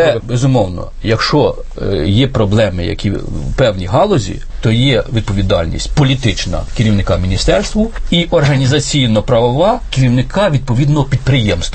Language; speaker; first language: Ukrainian; native; Ukrainian